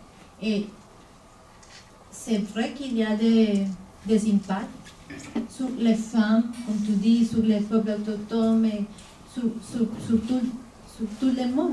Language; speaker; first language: French; non-native, fluent; Spanish